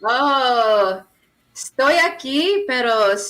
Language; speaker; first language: Spanish; non-native, learner; English